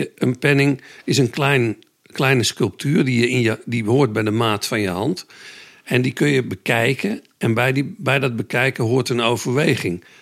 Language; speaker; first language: Dutch; native; Dutch